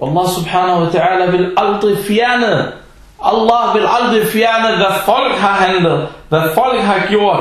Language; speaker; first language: Danish; non-native, fluent; Arabic